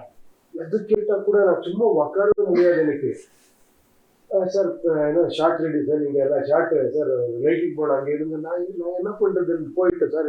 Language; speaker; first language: Tamil; non-native, learner; Kannada